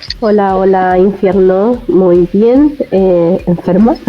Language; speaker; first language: Spanish; native; Spanish